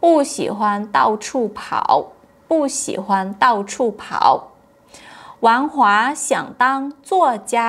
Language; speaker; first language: Chinese; non-native, fluent; Portuguese